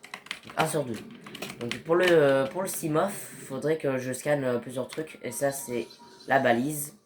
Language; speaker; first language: French; native; French